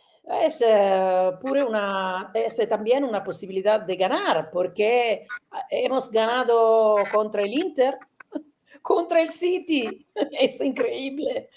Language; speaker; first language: Spanish; non-native, learner; Italian